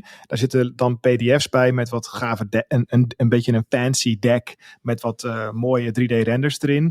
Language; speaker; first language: Dutch; native; Dutch